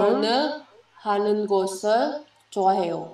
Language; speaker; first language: Korean; non-native, learner; Indonesian